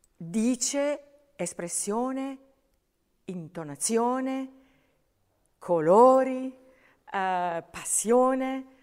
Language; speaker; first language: Italian; native; Italian